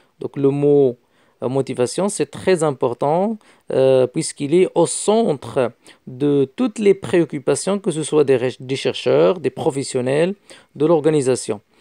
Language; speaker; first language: French; non-native, local second language; Arabic